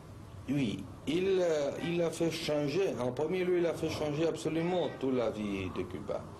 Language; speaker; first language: French; non-native, fluent; Spanish